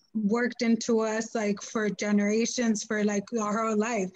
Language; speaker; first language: English; early bilingual, other home language; Spanish